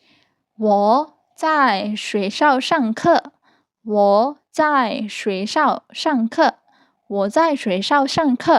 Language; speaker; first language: Chinese; non-native, fluent; Burmese